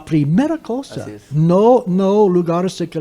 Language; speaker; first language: Spanish; non-native, fluent; English